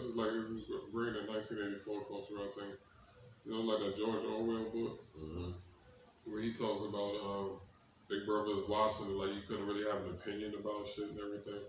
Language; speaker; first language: English; native; English